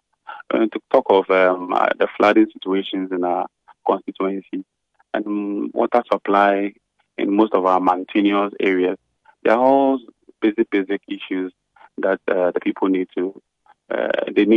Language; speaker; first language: English; non-native, local second language; Ga